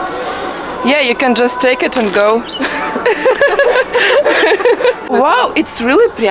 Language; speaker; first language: English; non-native, fluent; Russian